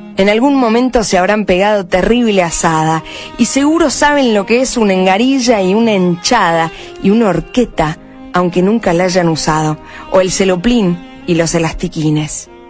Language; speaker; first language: Spanish; native; Spanish